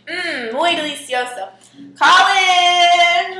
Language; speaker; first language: Spanish; non-native, learner; English